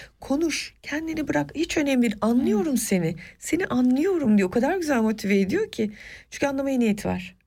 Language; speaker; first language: Turkish; non-native, local second language; Kurdish